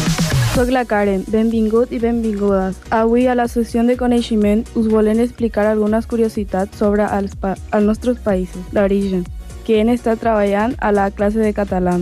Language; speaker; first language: Catalan; non-native, learner; Spanish